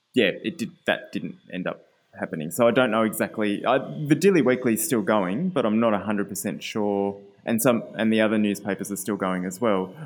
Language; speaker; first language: English; native; English